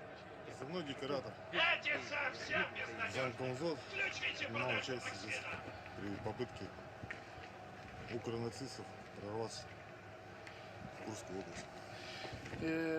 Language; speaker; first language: Russian; native; Russian